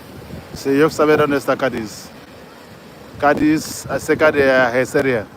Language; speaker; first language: Spanish; non-native, learner; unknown